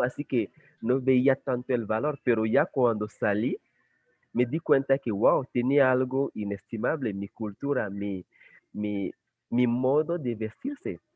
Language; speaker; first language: Spanish; non-native, fluent; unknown